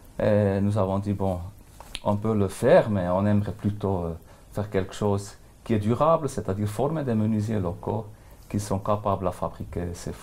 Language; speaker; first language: French; non-native, local second language; German